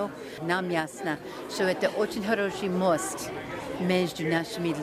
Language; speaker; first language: Russian; non-native, fluent; English